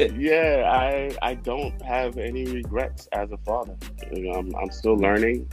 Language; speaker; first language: English; non-native, fluent; Haitian Creole